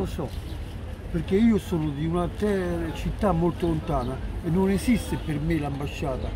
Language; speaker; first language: Italian; non-native, learner; Arabic